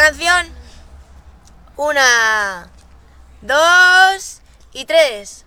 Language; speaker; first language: Spanish; native; Spanish